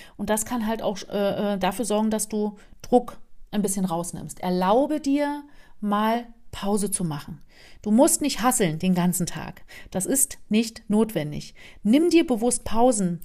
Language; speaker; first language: German; native; German